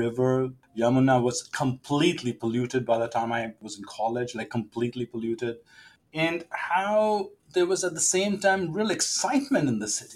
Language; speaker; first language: English; non-native, local second language; Hindi